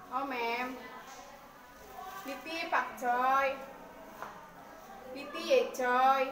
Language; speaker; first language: Cantonese; non-native, learner; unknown